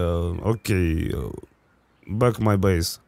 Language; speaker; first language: English; non-native, learner; Russian